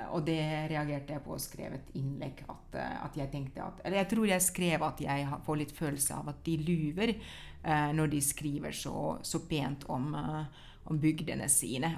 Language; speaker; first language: Norwegian; non-native, fluent; Finnish